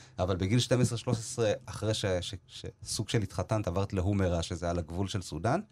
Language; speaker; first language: Hebrew; early bilingual, other home language; Amharic